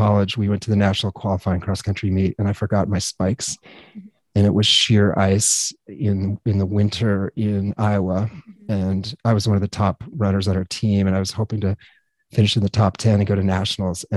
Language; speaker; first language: English; native; English